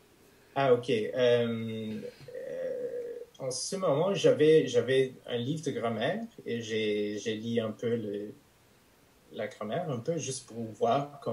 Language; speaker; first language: French; non-native, fluent; English